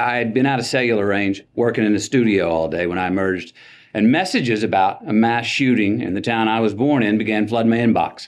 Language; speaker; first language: English; native; English